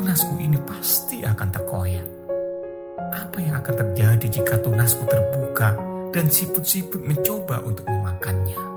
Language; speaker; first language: Indonesian; native; Indonesian